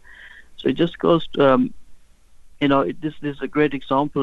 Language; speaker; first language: English; non-native, local second language; Urdu